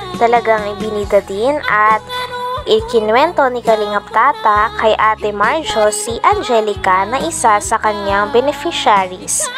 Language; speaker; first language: Filipino; native; Filipino